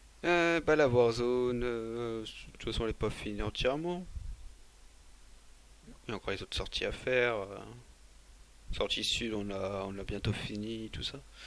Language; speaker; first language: French; native; French